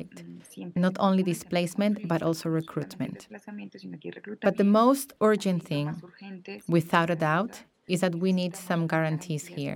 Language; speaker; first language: English; non-native, fluent; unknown